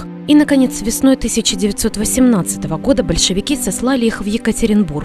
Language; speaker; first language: Russian; native; Russian